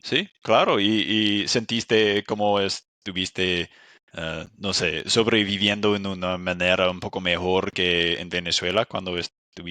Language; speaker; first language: Spanish; non-native, fluent; English